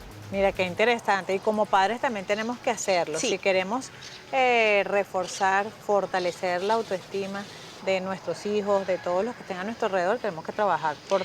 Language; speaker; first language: Spanish; native; Spanish